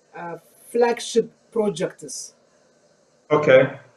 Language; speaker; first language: English; non-native, fluent; Amharic